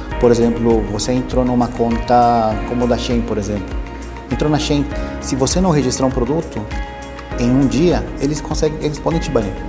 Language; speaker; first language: Portuguese; early bilingual, other home language; Spanish